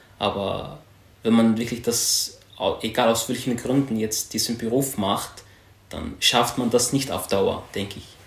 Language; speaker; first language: German; non-native, fluent; Arabic